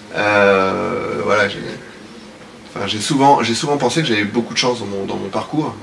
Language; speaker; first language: French; native; French